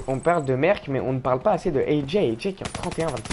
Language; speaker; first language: French; native; French